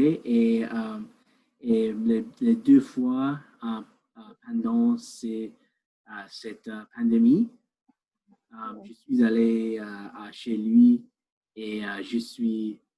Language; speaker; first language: French; non-native, learner; English